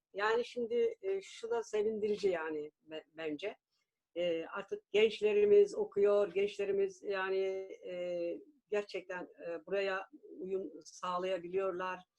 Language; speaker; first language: Turkish; native; Turkish